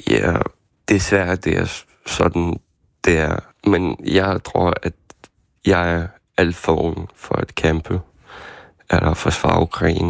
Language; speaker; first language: Danish; non-native, fluent; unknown